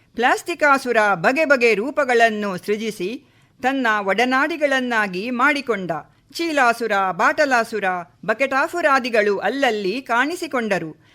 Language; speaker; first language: Kannada; native; Kannada